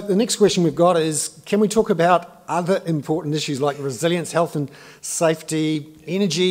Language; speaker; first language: English; native; English